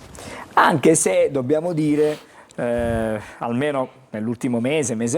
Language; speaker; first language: Italian; native; Italian